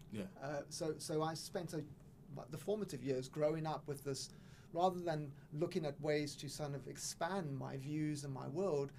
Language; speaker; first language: English; native; English